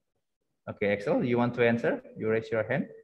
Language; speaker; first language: English; non-native, fluent; Indonesian